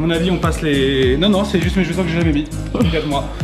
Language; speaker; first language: French; native; French